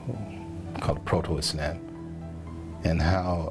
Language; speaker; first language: English; native; English